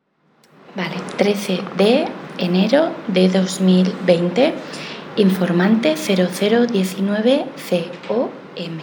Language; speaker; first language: Spanish; native; Spanish